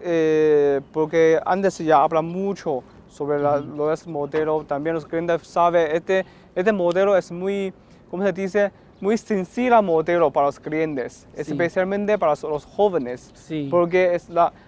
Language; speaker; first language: Spanish; non-native, learner; Chinese